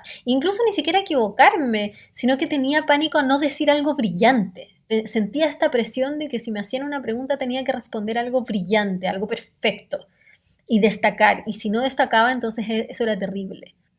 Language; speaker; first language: Spanish; native; Spanish